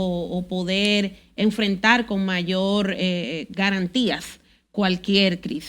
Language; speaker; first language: Spanish; native; Spanish